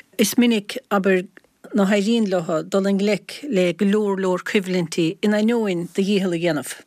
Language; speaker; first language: Irish; native; Irish